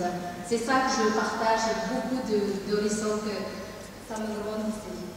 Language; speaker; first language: French; non-native, learner; Tamil